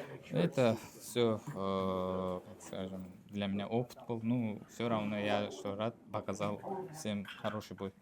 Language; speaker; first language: Russian; non-native, learner; Uzbek